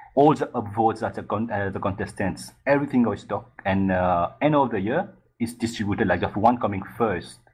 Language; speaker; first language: English; non-native, fluent; Morisyen